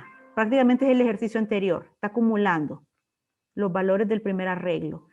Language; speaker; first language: Spanish; native; Spanish